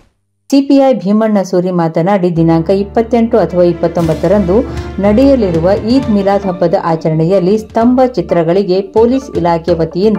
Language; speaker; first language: Kannada; native; Kannada